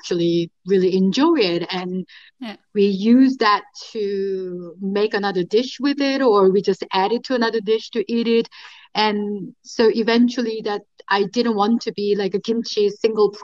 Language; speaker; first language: English; non-native, fluent; Korean